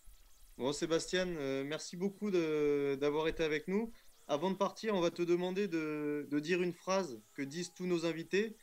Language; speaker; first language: French; native; French